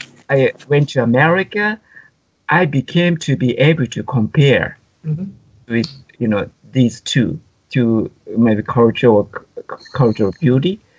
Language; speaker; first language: English; non-native, fluent; Japanese